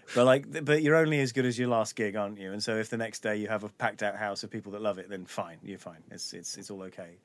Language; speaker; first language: English; native; English